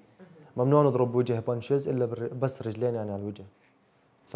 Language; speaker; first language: Arabic; native; Arabic